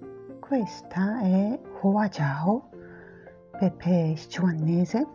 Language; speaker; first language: Italian; non-native, learner; Japanese